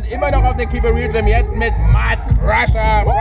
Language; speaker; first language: German; native; German